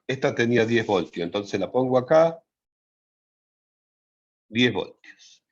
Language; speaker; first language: Spanish; native; Spanish